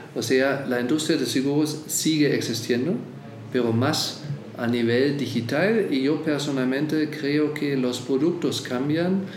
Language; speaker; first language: Spanish; non-native, fluent; German